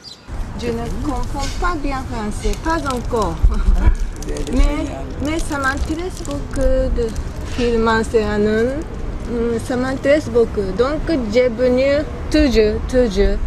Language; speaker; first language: French; non-native, learner; Japanese